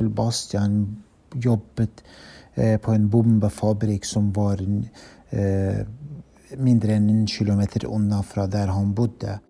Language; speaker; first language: Norwegian; non-native, fluent; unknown